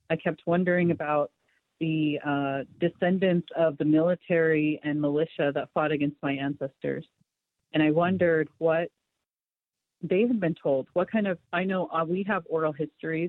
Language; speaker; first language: English; native; English